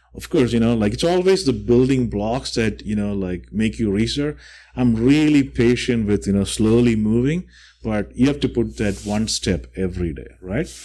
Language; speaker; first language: English; non-native, local second language; Malayalam